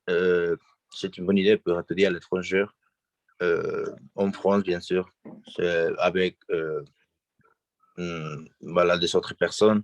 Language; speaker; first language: French; non-native, learner; Spanish